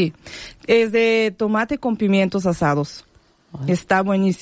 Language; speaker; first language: Spanish; non-native, fluent; Bulgarian